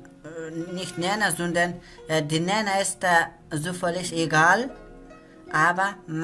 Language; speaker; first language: German; non-native, learner; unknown